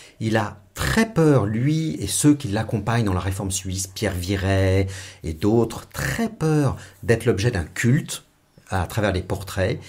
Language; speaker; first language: French; native; French